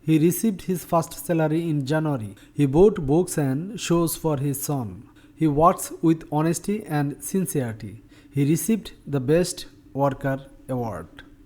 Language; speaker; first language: English; non-native, local second language; Bangla